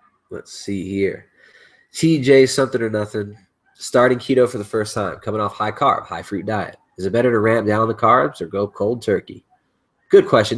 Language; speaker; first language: English; native; English